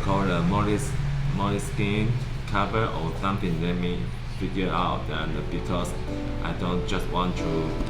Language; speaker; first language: English; non-native, learner; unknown